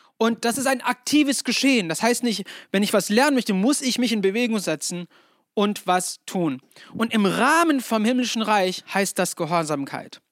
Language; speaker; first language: German; non-native, fluent; English